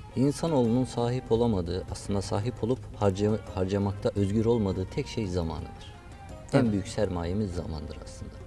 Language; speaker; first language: Turkish; native; Turkish